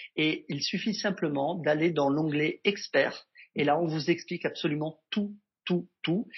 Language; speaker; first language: French; native; French